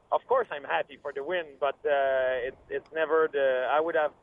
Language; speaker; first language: English; native; English